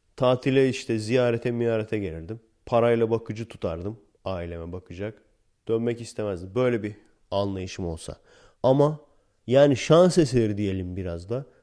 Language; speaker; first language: Turkish; native; Turkish